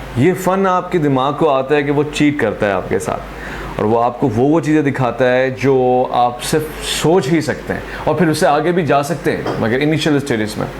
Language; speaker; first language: Urdu; non-native, local second language; Sindhi